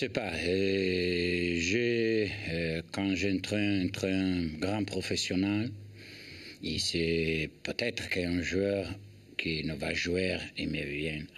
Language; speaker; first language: French; non-native, learner; Italian